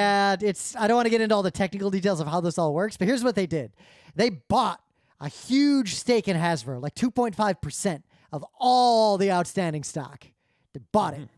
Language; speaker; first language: English; native; English